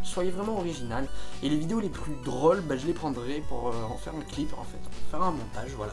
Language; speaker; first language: French; native; French